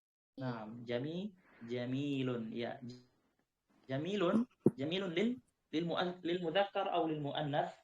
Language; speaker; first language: Arabic; non-native, fluent; Indonesian